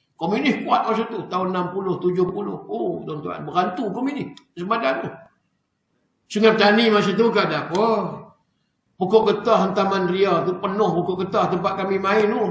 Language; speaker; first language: Malay; native; Malay